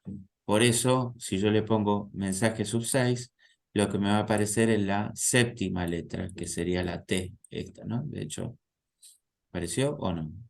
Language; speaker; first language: Spanish; native; Spanish